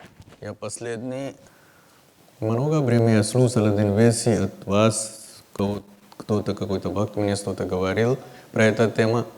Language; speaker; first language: Russian; non-native, learner; Hindi